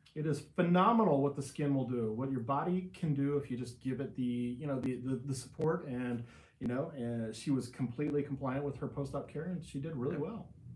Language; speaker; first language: English; native; English